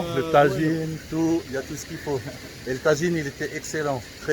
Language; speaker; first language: French; native; French